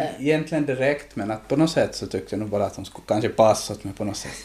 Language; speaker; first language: Swedish; native; Swedish